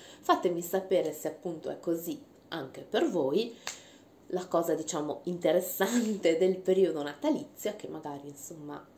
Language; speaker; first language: Italian; native; Italian